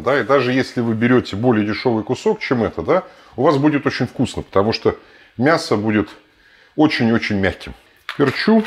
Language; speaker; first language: Russian; native; Russian